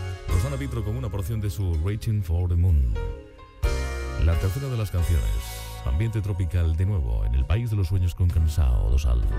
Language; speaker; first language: Spanish; native; Spanish